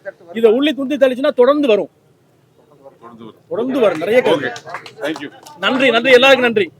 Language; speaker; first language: Tamil; native; Tamil